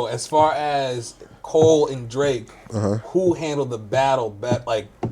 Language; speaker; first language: English; native; English